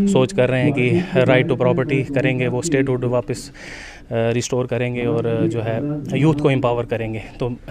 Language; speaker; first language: Hindi; native; Hindi